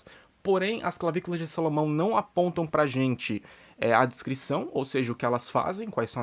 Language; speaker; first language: Portuguese; native; Portuguese